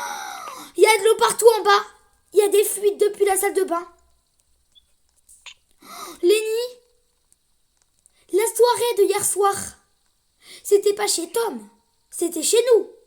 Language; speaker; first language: French; native; French